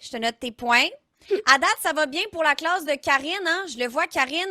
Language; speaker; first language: French; native; French